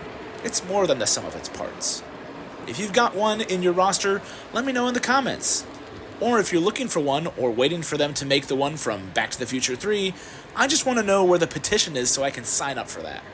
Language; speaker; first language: English; native; English